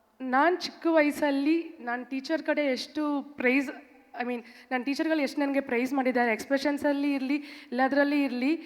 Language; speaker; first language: Kannada; non-native, local second language; Tamil